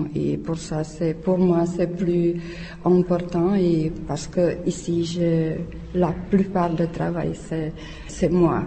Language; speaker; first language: French; non-native, learner; Czech